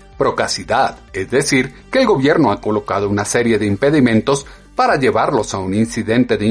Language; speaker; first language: Spanish; native; Spanish